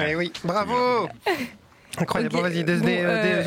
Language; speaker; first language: French; native; French